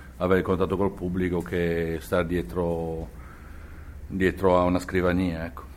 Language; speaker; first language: Italian; native; Italian